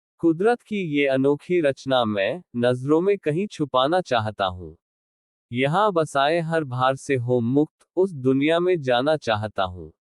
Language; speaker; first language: Hindi; non-native, local second language; Marathi